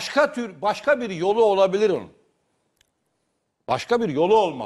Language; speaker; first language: Turkish; native; Turkish